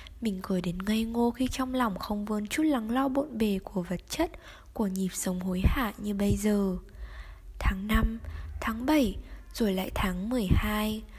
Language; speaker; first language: Vietnamese; native; Vietnamese